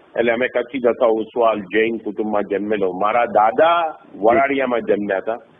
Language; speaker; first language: Gujarati; non-native, local second language; Kachhi